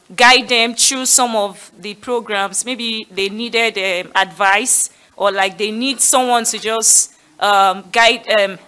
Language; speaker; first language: English; non-native, local second language; Yoruba